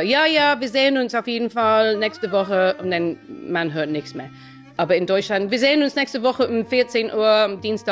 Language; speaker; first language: German; non-native, fluent; English